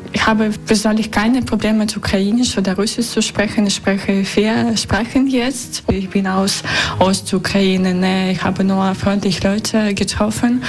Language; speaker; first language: German; non-native, learner; Russian